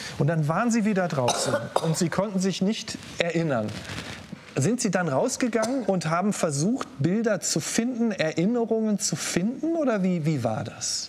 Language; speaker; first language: German; native; German